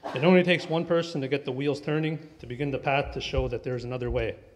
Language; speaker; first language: English; native; English